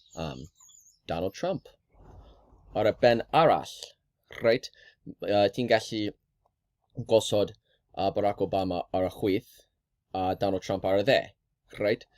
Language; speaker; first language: Welsh; non-native, learner; English